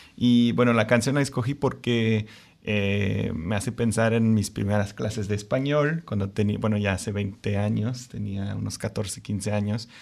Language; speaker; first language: Spanish; non-native, fluent; French